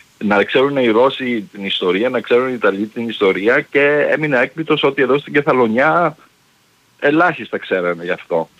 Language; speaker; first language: Greek; early bilingual, heritage; Greek